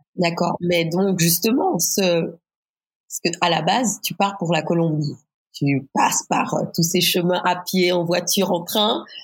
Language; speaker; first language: French; native; French